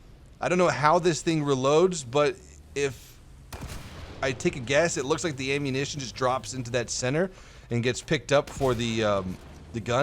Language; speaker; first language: English; native; English